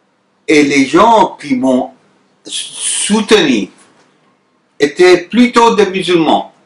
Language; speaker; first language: French; non-native, fluent; Arabic